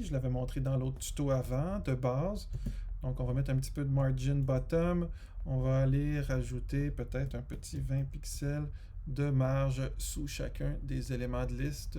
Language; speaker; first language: French; native; French